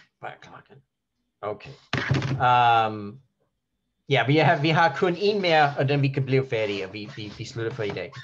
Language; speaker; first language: Danish; non-native, learner; English